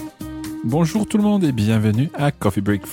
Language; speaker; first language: French; non-native, fluent; English